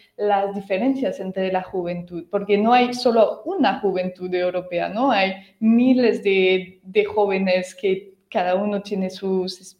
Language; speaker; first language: Spanish; non-native, fluent; French